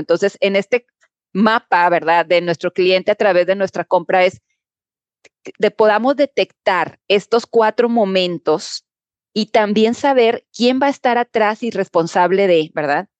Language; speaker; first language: Spanish; native; Spanish